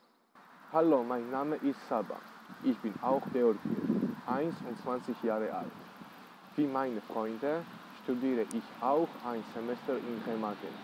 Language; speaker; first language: German; non-native, learner; Georgian